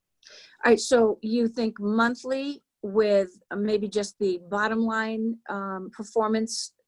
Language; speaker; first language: English; native; English